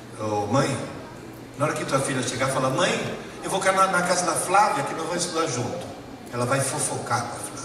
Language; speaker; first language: Portuguese; early bilingual, other home language; Italian